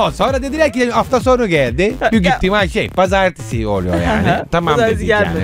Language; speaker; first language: Turkish; non-native, fluent; Italian